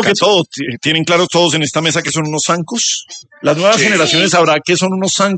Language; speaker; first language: Spanish; native; Spanish